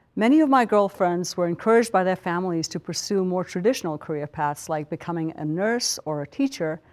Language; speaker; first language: English; non-native, local second language; Punjabi